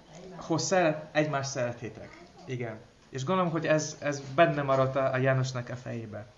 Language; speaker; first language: Hungarian; non-native, fluent; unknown